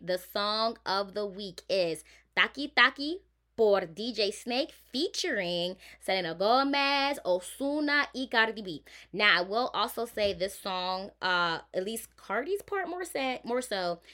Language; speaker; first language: English; native; English